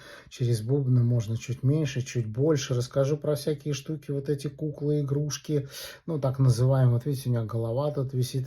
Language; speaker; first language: Russian; native; Russian